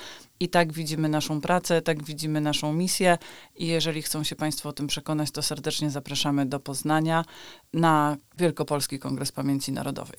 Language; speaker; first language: Polish; native; Polish